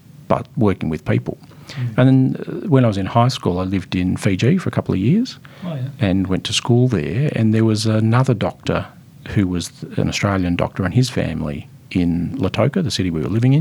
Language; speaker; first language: English; native; English